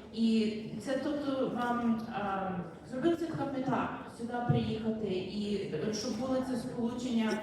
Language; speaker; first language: Ukrainian; early bilingual, heritage; Ukrainian